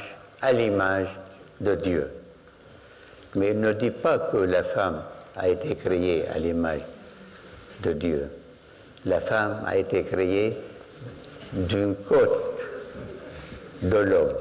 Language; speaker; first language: French; non-native, fluent; Arabic